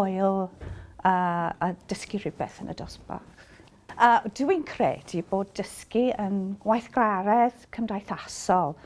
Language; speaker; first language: Welsh; non-native, local second language; English